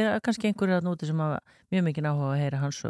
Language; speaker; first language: Icelandic; native; Icelandic